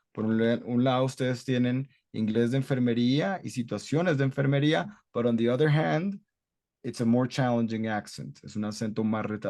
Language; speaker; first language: Spanish; non-native, fluent; English